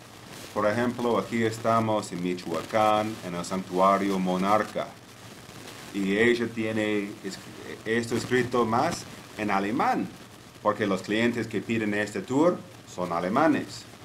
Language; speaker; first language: Spanish; non-native, fluent; English